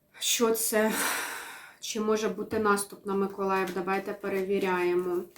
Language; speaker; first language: Ukrainian; non-native, local second language; Russian